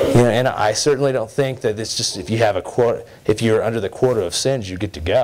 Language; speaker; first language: English; native; English